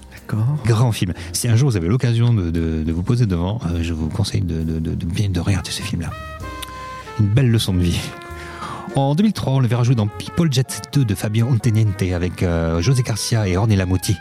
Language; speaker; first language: French; native; French